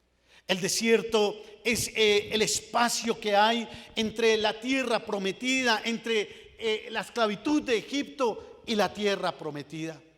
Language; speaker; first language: Spanish; native; Spanish